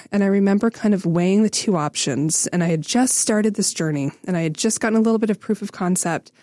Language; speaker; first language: English; native; English